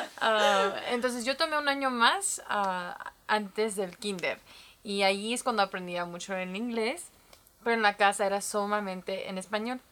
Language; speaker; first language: Spanish; early bilingual, heritage; Spanish